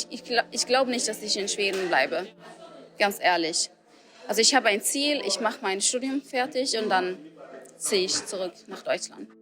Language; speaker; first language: German; non-native, fluent; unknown